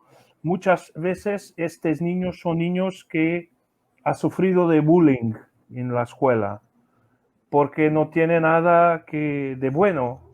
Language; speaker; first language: Spanish; non-native, learner; Portuguese